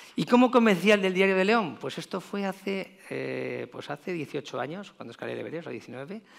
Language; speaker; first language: Spanish; native; Spanish